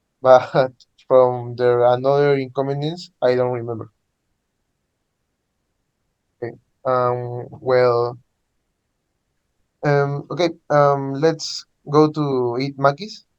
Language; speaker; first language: English; non-native, learner; Spanish